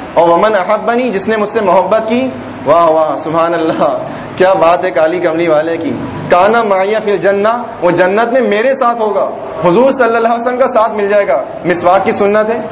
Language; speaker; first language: Urdu; native; Urdu